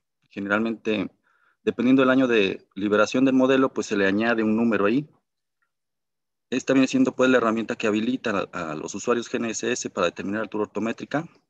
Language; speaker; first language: Spanish; native; Spanish